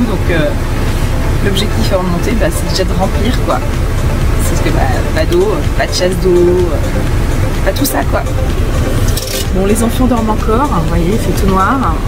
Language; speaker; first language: French; native; French